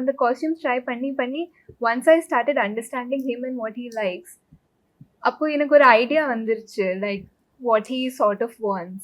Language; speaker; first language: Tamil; non-native, local second language; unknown